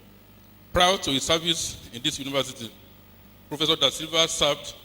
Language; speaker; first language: English; non-native, local second language; Yoruba